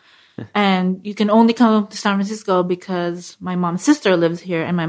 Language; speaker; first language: English; non-native, local second language; Filipino